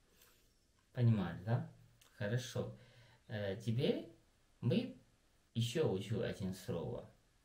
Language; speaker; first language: Russian; non-native, learner; Chinese